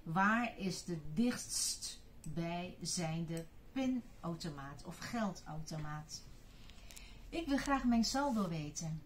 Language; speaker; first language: Dutch; non-native, fluent; Chinese